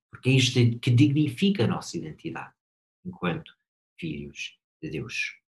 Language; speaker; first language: Portuguese; non-native, fluent; English